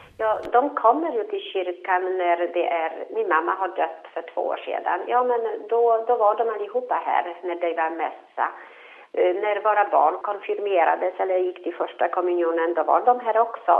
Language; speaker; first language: Swedish; non-native, fluent; Polish